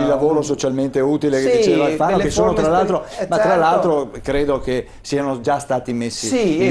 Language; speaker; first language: Italian; native; Italian